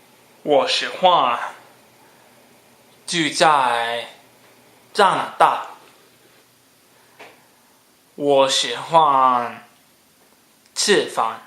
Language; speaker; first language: Chinese; non-native, learner; Cantonese